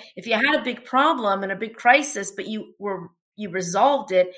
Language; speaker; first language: English; non-native, fluent; Portuguese